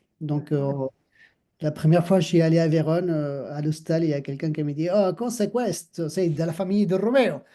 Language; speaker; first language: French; non-native, fluent; Spanish